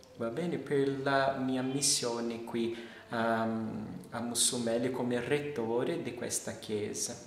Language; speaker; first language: Italian; non-native, fluent; Portuguese